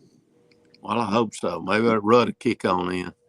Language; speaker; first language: English; native; English